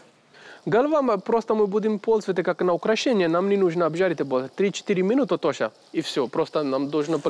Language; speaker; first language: Russian; non-native, learner; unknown